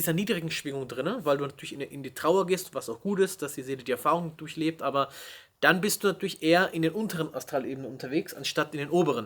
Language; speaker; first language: German; native; German